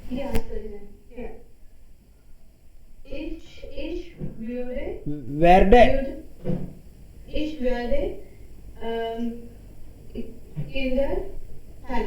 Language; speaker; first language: German; non-native, learner; Hindi